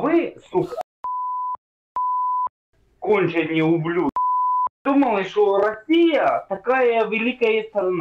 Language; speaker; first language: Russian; non-native, local second language; Ukrainian